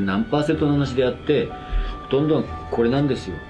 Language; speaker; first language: Japanese; native; Japanese